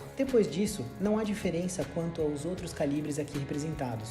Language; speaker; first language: Portuguese; native; Portuguese